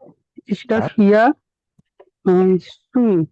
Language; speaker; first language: German; non-native, learner; Bangla